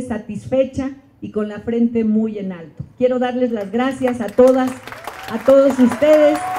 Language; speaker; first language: Spanish; native; Spanish